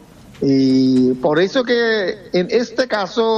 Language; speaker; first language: Spanish; non-native, fluent; Bangla